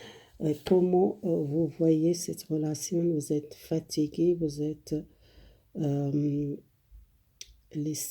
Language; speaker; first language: French; non-native, learner; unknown